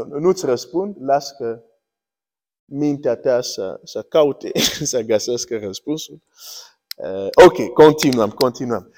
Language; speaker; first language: Romanian; early bilingual, heritage; Romanian